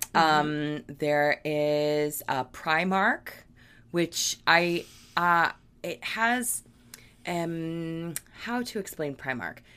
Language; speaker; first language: English; native; English